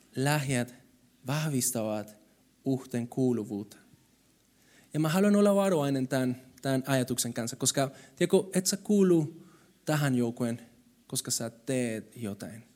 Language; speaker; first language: Finnish; non-native, fluent; Spanish